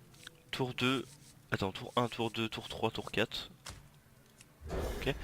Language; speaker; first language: French; native; French